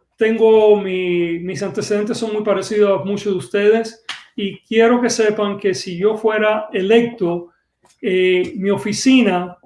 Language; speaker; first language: Spanish; early bilingual, other home language; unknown